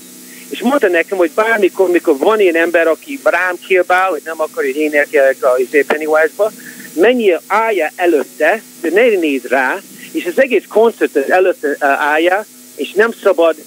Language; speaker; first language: Hungarian; early bilingual, heritage; Hungarian